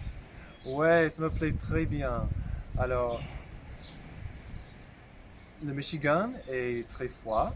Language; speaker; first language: French; non-native, fluent; English